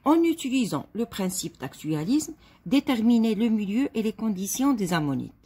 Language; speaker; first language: French; non-native, local second language; Arabic